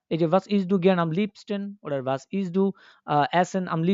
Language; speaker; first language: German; non-native, learner; Bangla